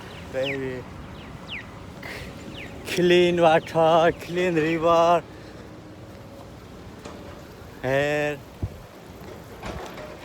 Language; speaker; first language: English; non-native, learner; Nepali